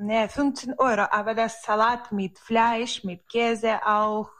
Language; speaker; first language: German; non-native, learner; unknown